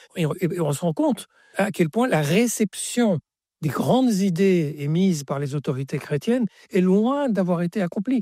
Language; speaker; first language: French; native; French